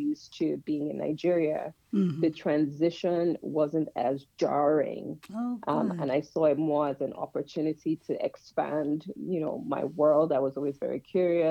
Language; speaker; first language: English; non-native, local second language; Yoruba